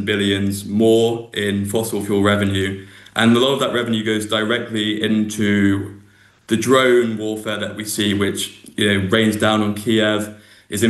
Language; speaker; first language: English; native; English